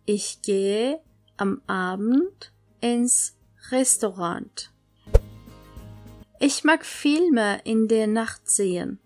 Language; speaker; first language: German; non-native, fluent; Turkish